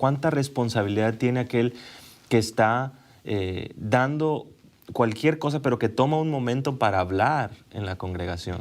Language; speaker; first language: Spanish; native; Spanish